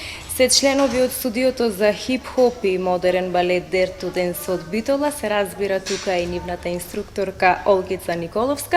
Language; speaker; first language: Macedonian; native; Macedonian